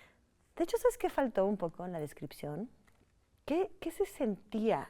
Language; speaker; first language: Spanish; native; Spanish